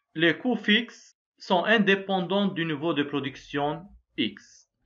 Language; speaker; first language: French; non-native, local second language; Arabic